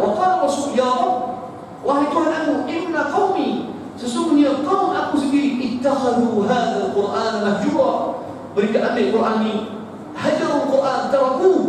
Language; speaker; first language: Malay; non-native, fluent; Arabic